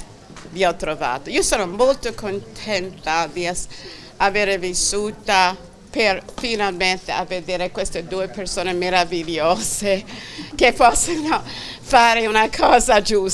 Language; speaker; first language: Italian; non-native, fluent; English